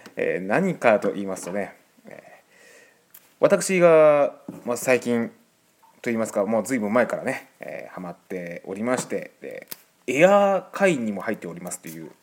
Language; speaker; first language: Japanese; native; Japanese